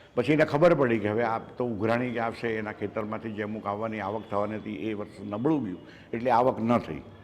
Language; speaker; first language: Gujarati; native; Gujarati